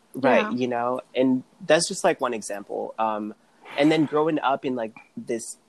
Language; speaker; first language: English; non-native, fluent; Rundi